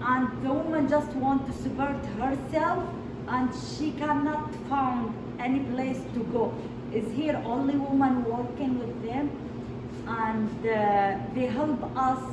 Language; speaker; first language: English; non-native, learner; Arabic